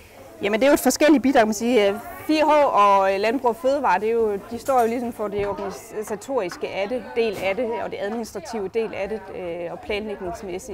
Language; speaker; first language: Danish; native; Danish